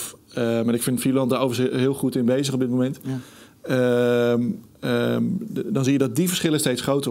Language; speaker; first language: Dutch; native; Dutch